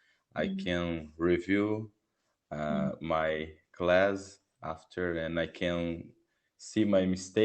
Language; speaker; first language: English; non-native, learner; Portuguese